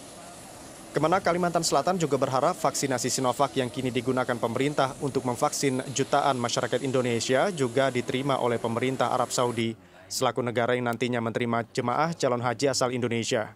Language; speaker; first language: Indonesian; native; Indonesian